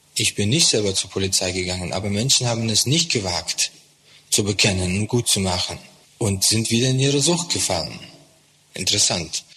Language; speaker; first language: German; non-native, fluent; Russian